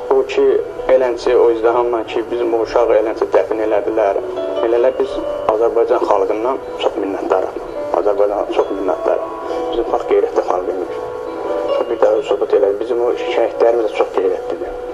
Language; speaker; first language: Azerbaijani; native; Azerbaijani